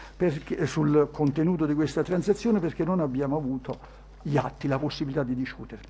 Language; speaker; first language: Italian; native; Italian